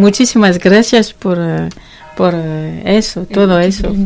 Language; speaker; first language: Spanish; non-native, learner; French